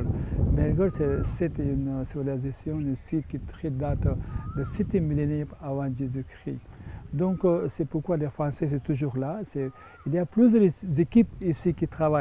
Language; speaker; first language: French; non-native, fluent; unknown